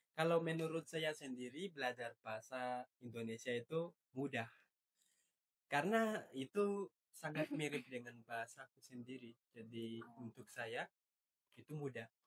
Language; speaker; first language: Indonesian; non-native, fluent; Malagasy